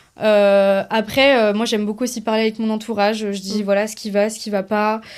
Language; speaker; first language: French; native; French